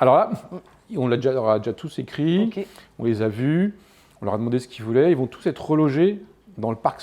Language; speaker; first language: French; native; French